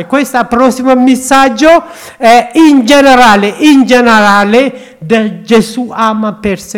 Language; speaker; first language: Italian; non-native, learner; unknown